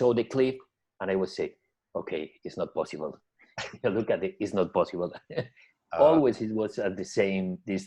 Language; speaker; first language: English; non-native, learner; Spanish